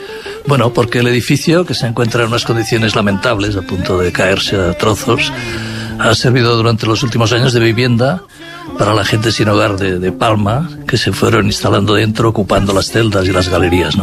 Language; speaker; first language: Spanish; native; Spanish